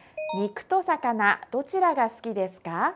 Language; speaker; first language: Japanese; non-native, fluent; Korean